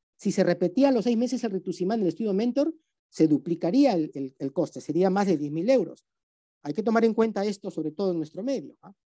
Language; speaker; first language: Spanish; native; Spanish